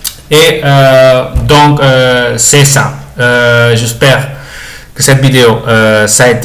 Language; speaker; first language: French; non-native, learner; Spanish